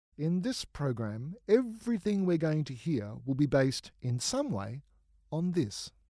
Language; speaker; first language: English; native; English